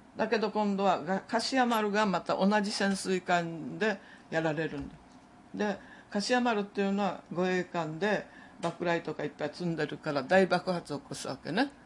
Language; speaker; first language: Japanese; native; Japanese